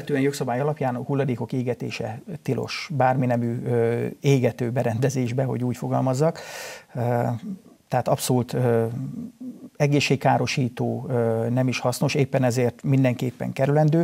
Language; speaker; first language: Hungarian; native; Hungarian